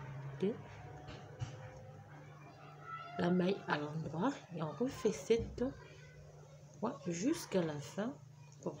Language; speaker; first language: French; native; French